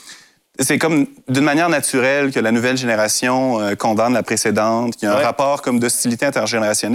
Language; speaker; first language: French; native; French